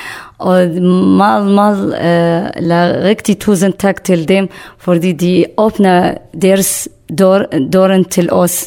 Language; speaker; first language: Danish; non-native, learner; Kurdish